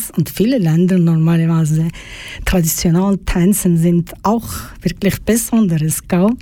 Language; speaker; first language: German; non-native, learner; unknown